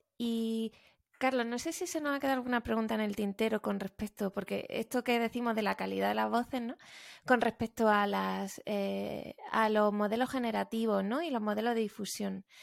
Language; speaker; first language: Spanish; native; Spanish